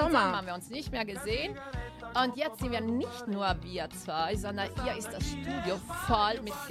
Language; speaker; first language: German; non-native, fluent; Italian